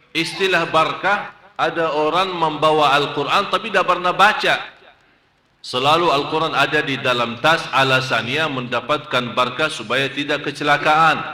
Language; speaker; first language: Malay; non-native, fluent; Arabic